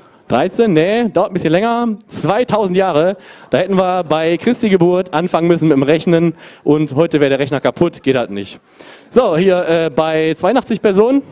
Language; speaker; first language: German; native; German